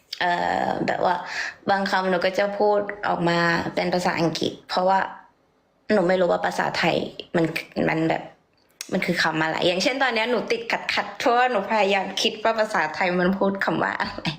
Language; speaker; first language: Thai; early bilingual, heritage; Thai